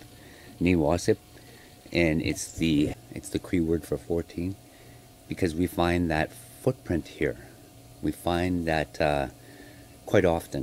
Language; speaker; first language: English; native; English